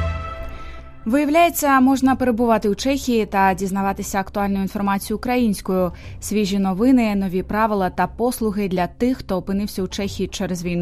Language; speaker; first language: Ukrainian; native; Ukrainian